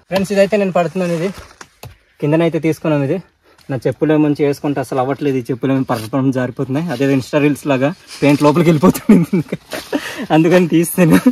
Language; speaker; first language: Telugu; non-native, local second language; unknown